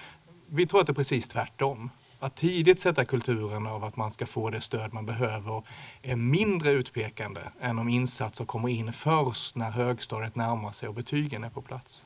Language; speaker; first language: Swedish; native; Swedish